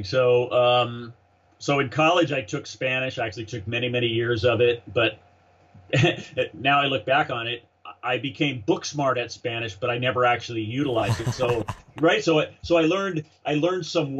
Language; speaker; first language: English; native; English